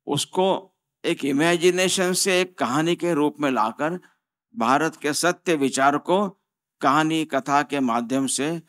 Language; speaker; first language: Hindi; non-native, local second language; Marathi